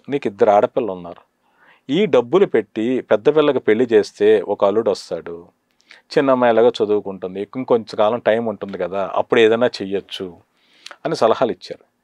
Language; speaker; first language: Telugu; native; Telugu